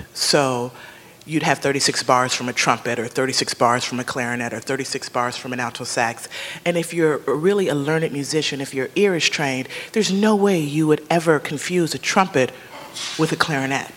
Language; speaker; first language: English; native; English